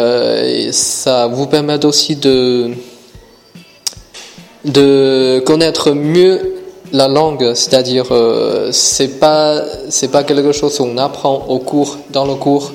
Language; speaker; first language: French; non-native, fluent; Chinese